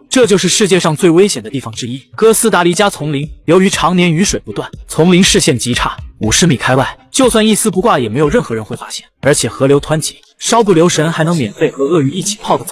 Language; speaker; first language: Chinese; native; Chinese